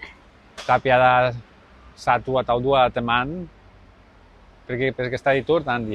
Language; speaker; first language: Indonesian; non-native, learner; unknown